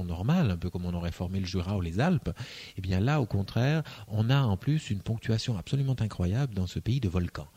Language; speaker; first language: French; native; French